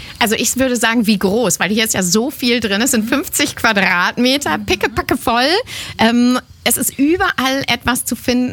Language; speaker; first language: German; native; German